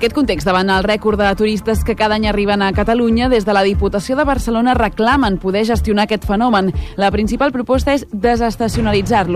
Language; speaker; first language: Catalan; native; Catalan